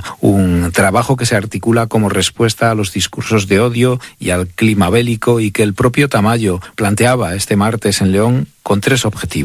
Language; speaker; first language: Spanish; native; Spanish